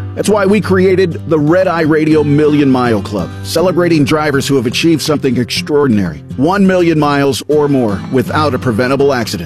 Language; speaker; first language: English; native; English